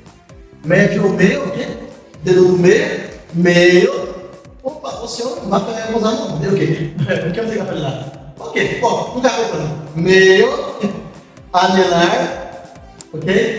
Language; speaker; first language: Portuguese; non-native, local second language; Haitian Creole